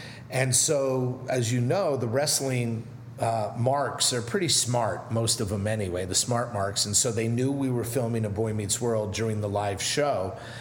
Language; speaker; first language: English; native; English